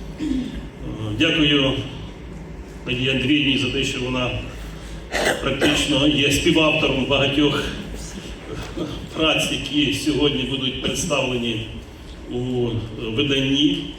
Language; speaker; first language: Ukrainian; native; Ukrainian